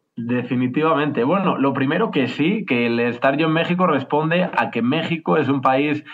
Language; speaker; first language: Spanish; native; Spanish